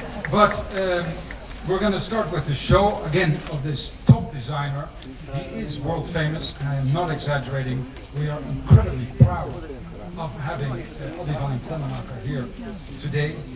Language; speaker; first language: English; non-native, fluent; Dutch